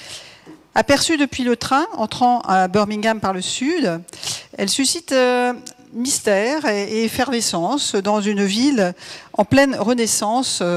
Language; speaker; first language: French; native; French